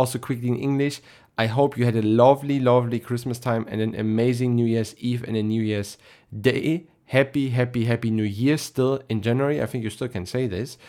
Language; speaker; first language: English; non-native, fluent; German